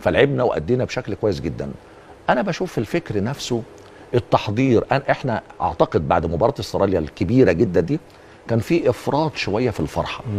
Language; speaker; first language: Arabic; native; Arabic